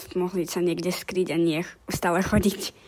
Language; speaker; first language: Slovak; early bilingual, heritage; Slovak